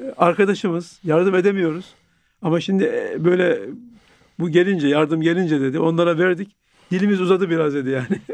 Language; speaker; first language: Turkish; native; Turkish